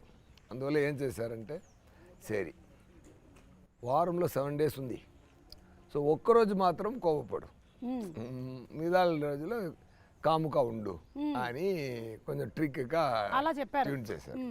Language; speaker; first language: Telugu; non-native, fluent; Tamil